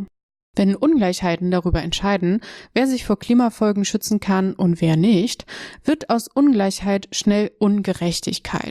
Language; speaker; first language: German; native; German